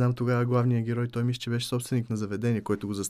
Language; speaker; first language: Bulgarian; native; Bulgarian